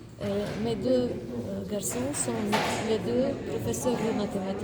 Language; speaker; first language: French; non-native, fluent; Slovenian